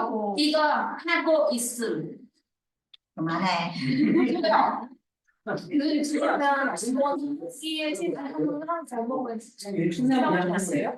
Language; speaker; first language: Korean; non-native, fluent; Vietnamese